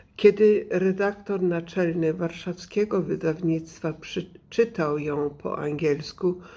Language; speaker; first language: Polish; early bilingual, other home language; English